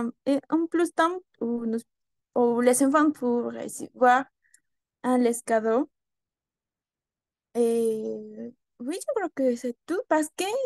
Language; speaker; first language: French; non-native, learner; Spanish